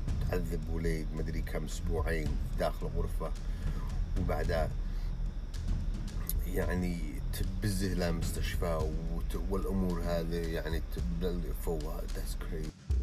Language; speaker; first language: Arabic; early bilingual, heritage; Arabic